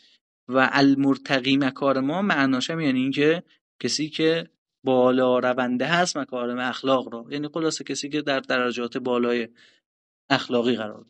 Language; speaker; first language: Persian; native; Persian